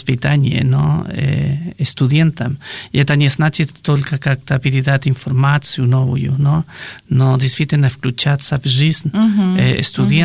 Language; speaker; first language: Russian; non-native, fluent; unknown